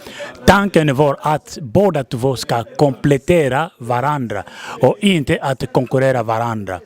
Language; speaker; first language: Swedish; non-native, fluent; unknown